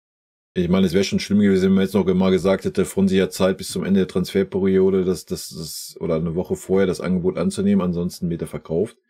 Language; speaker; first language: German; native; German